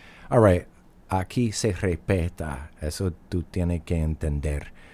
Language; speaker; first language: Spanish; native; Spanish